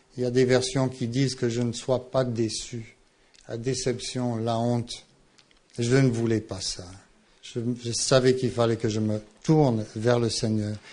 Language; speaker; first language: French; non-native, fluent; English